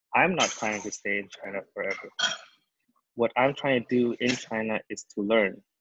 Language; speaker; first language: English; non-native, fluent; Indonesian